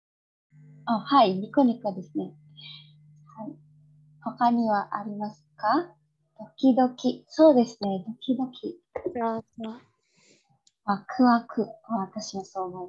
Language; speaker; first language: Japanese; non-native, fluent; Indonesian